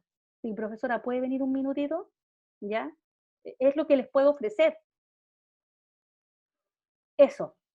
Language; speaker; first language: Spanish; native; Spanish